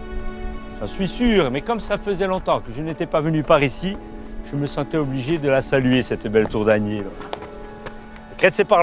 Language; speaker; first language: French; native; French